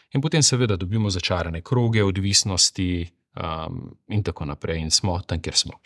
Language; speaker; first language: Slovenian; native; Slovenian